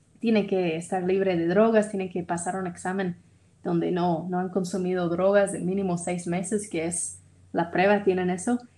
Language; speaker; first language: Spanish; non-native, fluent; English